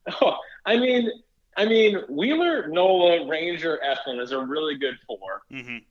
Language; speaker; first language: English; native; English